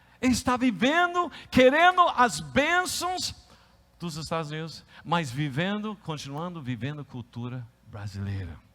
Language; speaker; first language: Portuguese; non-native, fluent; English